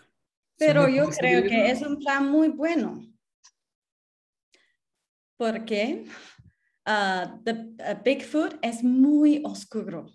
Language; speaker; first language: Spanish; non-native, learner; English